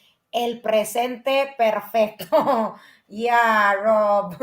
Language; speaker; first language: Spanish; non-native, fluent; Filipino